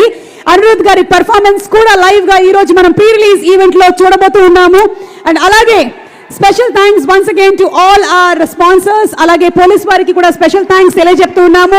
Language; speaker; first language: Telugu; native; Telugu